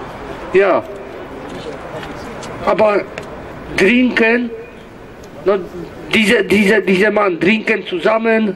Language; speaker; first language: German; non-native, learner; Polish